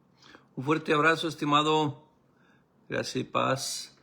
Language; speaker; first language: Spanish; native; Spanish